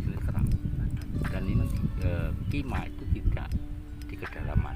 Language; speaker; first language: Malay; non-native, local second language; Javanese